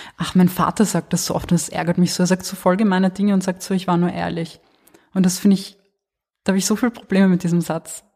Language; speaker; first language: German; early bilingual, other home language; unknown